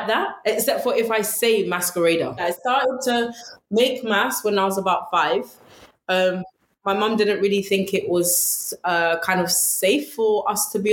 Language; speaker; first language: English; native; English